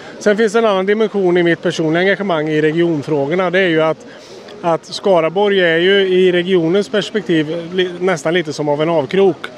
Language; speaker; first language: Swedish; native; Swedish